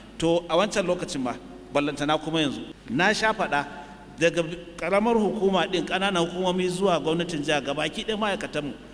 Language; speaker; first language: Hausa; native; Hausa